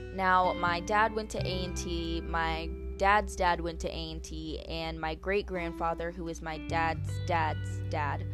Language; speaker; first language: English; native; English